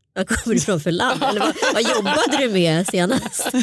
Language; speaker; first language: Swedish; early bilingual, other home language; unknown